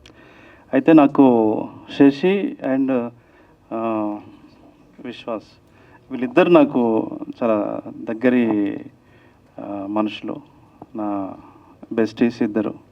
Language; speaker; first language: Telugu; native; Telugu